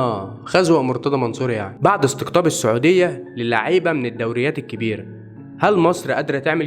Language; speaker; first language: Arabic; native; Arabic